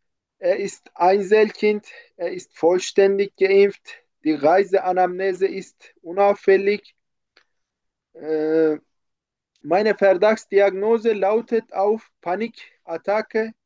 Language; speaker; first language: German; non-native, learner; Turkish